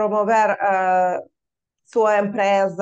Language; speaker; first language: Portuguese; non-native, learner; Russian